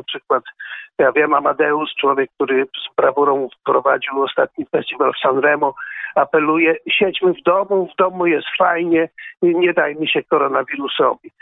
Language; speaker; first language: Polish; native; Polish